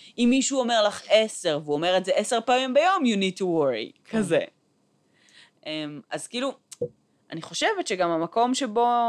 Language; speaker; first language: Hebrew; native; Hebrew